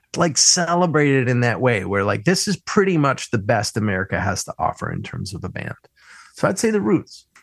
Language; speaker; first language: English; native; English